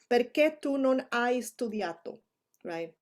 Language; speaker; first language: Italian; non-native, fluent; Spanish